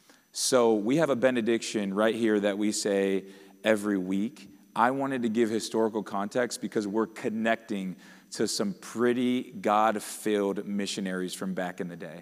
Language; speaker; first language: English; native; English